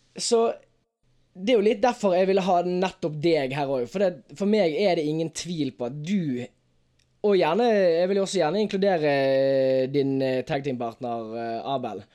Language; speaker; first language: Norwegian; native; Norwegian